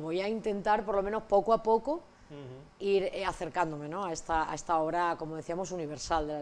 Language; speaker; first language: Spanish; native; Spanish